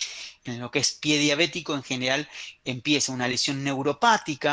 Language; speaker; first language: Spanish; native; Spanish